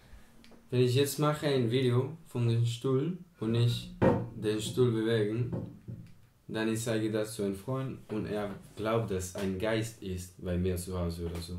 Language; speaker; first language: German; non-native, learner; Spanish